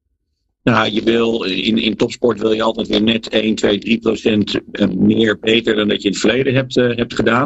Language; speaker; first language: Dutch; native; Dutch